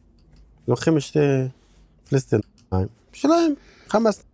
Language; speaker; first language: Hebrew; non-native, local second language; Arabic